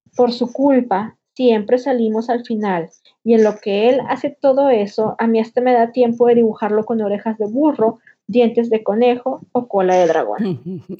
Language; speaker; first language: Spanish; native; Spanish